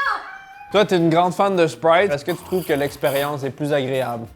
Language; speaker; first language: French; native; French